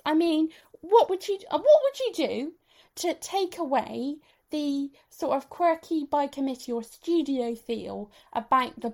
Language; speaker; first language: English; native; English